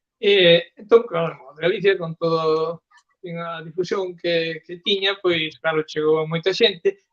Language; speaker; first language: Galician; native; Galician